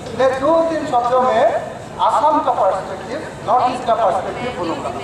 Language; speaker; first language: Hindi; non-native, local second language; Assamese